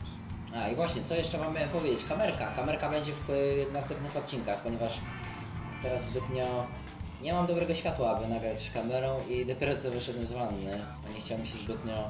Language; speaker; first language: Polish; native; Polish